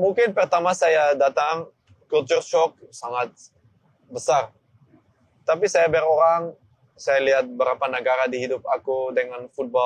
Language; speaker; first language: Indonesian; non-native, learner; Dutch